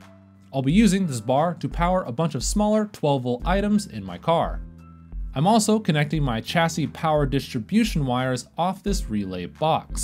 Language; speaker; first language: English; native; English